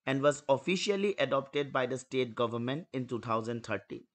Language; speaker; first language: English; non-native, local second language; Assamese